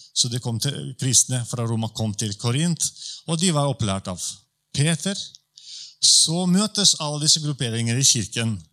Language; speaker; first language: Norwegian; non-native, fluent; Polish